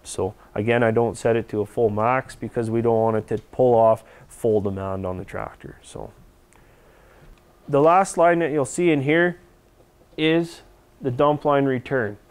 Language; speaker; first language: English; native; English